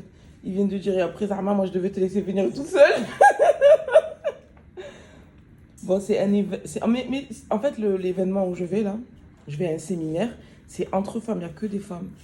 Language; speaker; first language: French; native; French